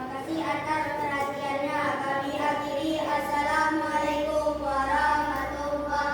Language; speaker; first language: Indonesian; native; Indonesian